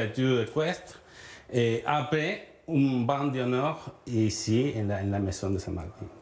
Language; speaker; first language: French; non-native, learner; Spanish